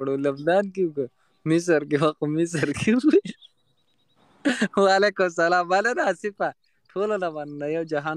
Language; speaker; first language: Arabic; non-native, learner; Pashto